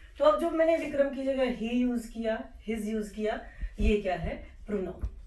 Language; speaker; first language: Hindi; native; Hindi